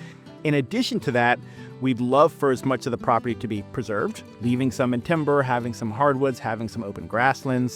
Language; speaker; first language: English; native; English